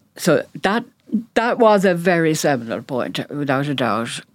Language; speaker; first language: English; native; English